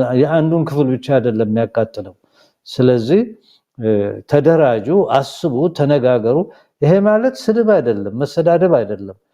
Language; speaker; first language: Amharic; non-native, local second language; Somali